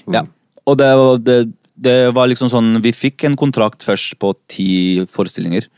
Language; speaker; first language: Norwegian; early bilingual, other home language; Spanish